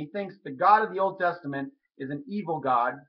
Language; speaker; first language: English; native; English